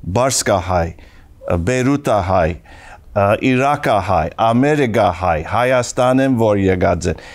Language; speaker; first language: Armenian; early bilingual, heritage; Armenian